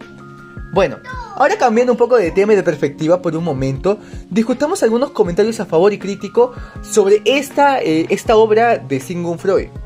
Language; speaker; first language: Spanish; native; Spanish